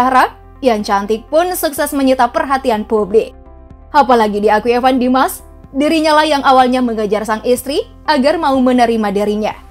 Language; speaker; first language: Indonesian; native; Indonesian